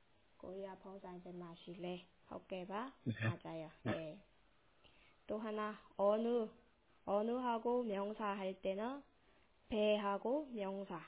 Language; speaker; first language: Korean; non-native, local second language; Burmese